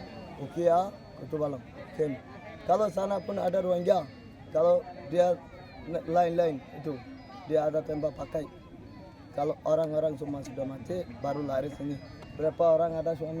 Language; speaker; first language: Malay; non-native, learner; Rohingya